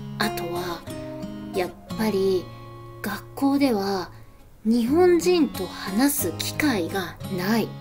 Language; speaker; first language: Japanese; native; Japanese